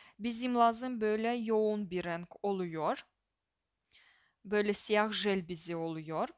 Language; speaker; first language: Turkish; non-native, fluent; Russian